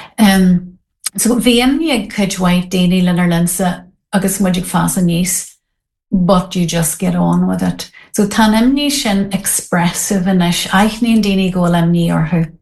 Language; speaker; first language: Irish; non-native, local second language; English